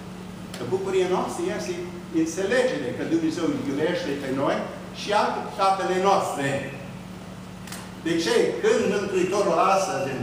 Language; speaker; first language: Romanian; early bilingual, heritage; Romanian